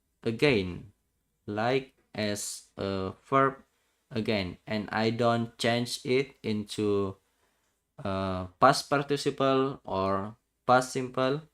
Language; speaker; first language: English; non-native, learner; Indonesian